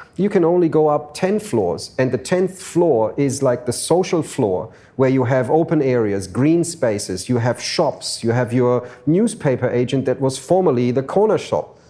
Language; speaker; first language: English; non-native, fluent; German